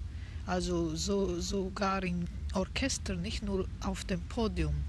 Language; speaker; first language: German; non-native, fluent; Italian